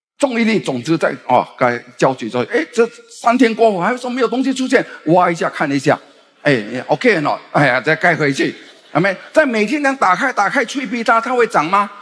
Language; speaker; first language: Chinese; native; Chinese